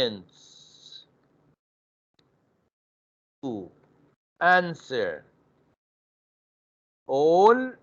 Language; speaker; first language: English; non-native, fluent; Arabic